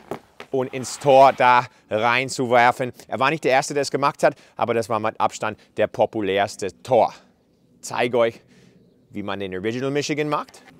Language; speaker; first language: German; non-native, fluent; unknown